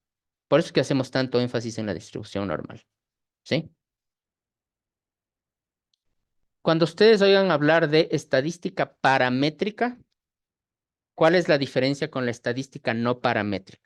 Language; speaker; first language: Spanish; native; Spanish